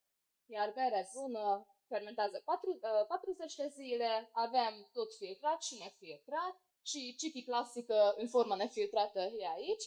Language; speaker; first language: Romanian; non-native, local second language; Hungarian